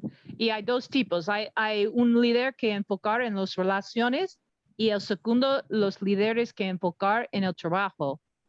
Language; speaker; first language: Spanish; non-native, learner; English